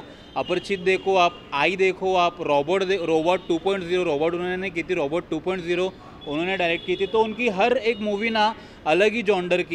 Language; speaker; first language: Hindi; native; Hindi